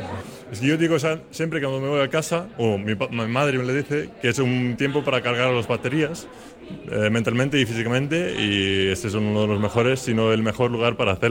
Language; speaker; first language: Spanish; non-native, fluent; Icelandic